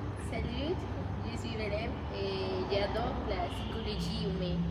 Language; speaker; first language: French; non-native, learner; Spanish